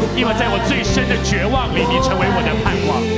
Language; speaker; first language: Chinese; native; Chinese